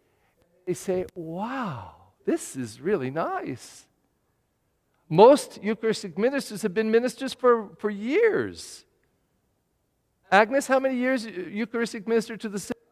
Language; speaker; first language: English; native; English